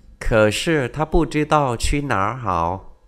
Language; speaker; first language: Chinese; non-native, fluent; Vietnamese